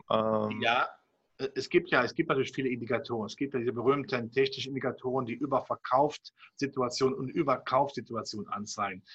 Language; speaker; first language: German; native; German